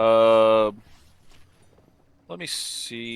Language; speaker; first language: English; native; English